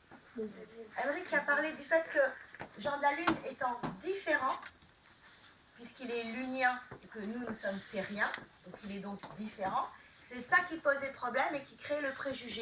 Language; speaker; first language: French; native; French